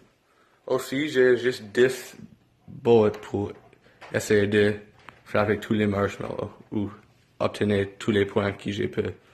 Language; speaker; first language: French; non-native, local second language; English